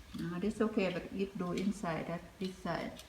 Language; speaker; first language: English; non-native, learner; Thai